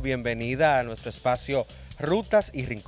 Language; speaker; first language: Spanish; native; Spanish